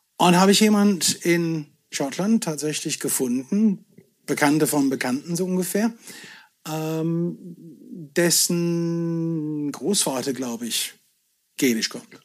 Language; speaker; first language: German; non-native, fluent; English